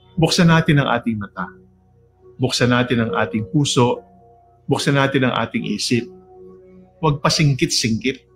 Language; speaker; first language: Filipino; native; Filipino